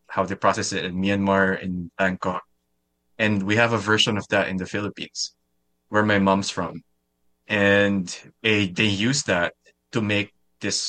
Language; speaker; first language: English; non-native, local second language; Filipino